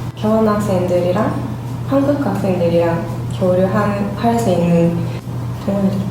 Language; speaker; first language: Korean; non-native, fluent; Japanese